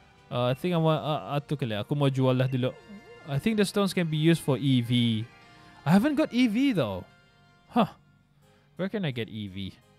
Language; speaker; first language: English; non-native, local second language; Malay